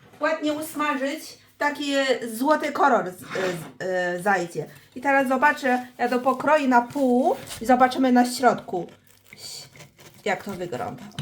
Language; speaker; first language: Polish; non-native, learner; Chinese